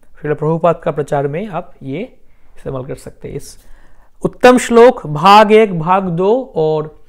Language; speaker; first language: Hindi; non-native, local second language; Bangla